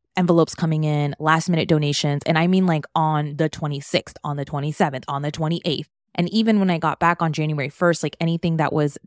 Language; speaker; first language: English; native; English